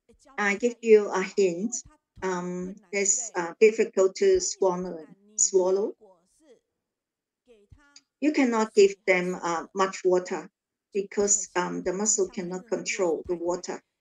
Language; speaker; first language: English; non-native, learner; Chinese